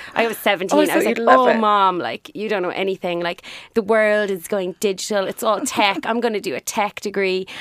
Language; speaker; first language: English; native; English